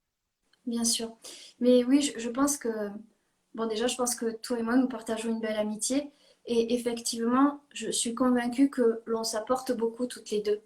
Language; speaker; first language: French; native; French